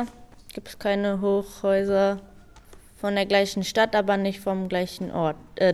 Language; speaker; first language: German; early bilingual, other home language; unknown